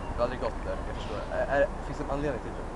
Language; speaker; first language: Swedish; native; Swedish